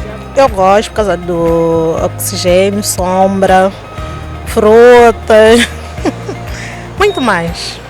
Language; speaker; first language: Portuguese; non-native, local second language; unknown